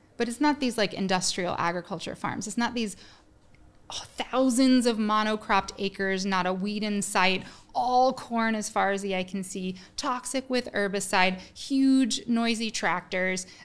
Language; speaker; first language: English; native; English